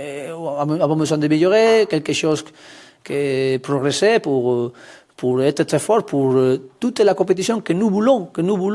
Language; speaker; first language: French; non-native, fluent; Spanish